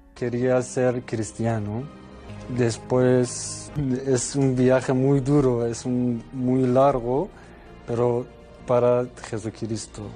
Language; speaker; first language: Spanish; non-native, learner; Persian